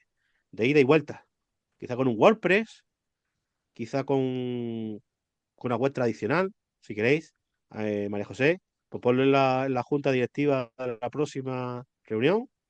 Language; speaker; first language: Spanish; native; Spanish